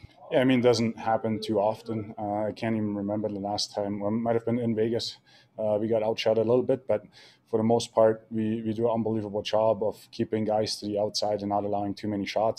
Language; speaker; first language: English; non-native, fluent; German